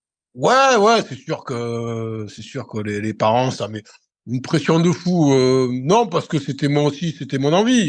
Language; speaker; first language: French; native; French